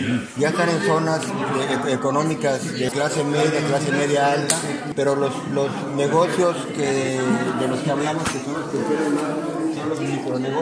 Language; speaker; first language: Spanish; native; Spanish